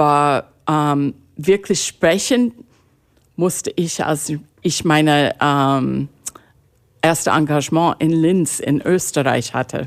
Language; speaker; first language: German; non-native, fluent; English